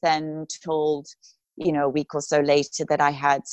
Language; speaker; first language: English; native; English